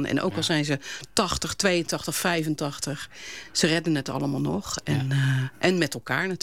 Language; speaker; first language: Dutch; native; Dutch